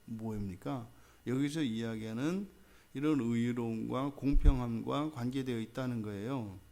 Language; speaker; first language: Korean; native; Korean